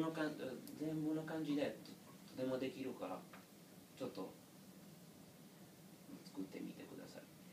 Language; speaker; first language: Japanese; non-native, learner; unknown